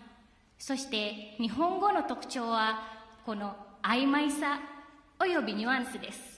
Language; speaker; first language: Japanese; non-native, fluent; Indonesian